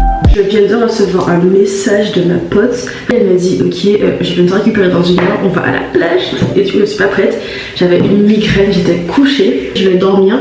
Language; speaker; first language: French; native; French